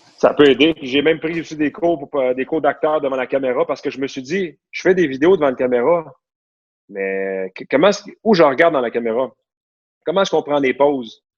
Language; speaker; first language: French; native; French